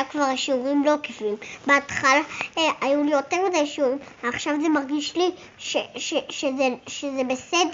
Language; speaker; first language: Hebrew; early bilingual, other home language; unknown